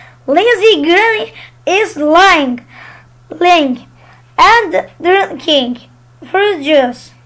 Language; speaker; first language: English; non-native, learner; Turkish